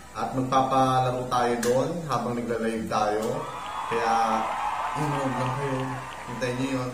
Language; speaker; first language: Filipino; native; Filipino